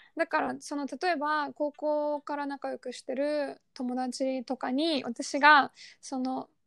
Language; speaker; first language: Japanese; early bilingual, other home language; Russian